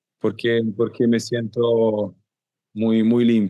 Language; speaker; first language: Spanish; non-native, learner; Italian